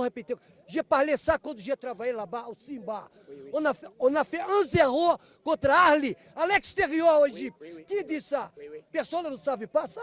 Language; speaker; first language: French; non-native, fluent; Portuguese